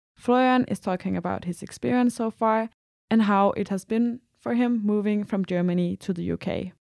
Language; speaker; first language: English; non-native, fluent; Danish